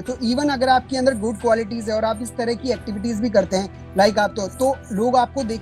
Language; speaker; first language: Hindi; native; Hindi